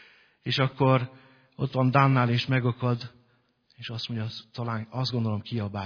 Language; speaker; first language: Hungarian; native; Hungarian